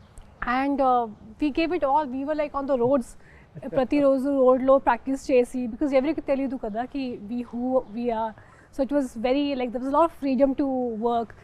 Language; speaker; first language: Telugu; non-native, fluent; Hindi